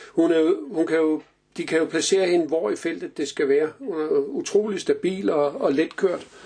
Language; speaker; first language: Danish; native; Danish